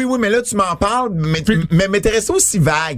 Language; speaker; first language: French; native; French